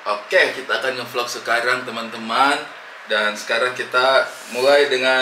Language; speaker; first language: Indonesian; native; Indonesian